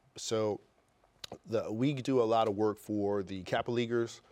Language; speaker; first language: English; native; English